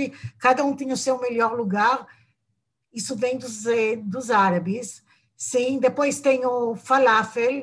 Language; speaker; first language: Portuguese; non-native, fluent; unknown